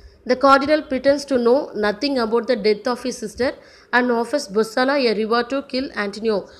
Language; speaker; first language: English; non-native, local second language; Tamil